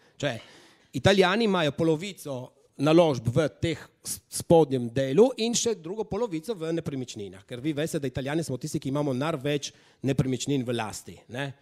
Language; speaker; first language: Slovenian; native; Slovenian